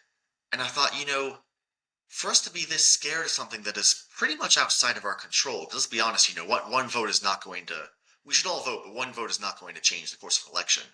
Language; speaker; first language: English; native; English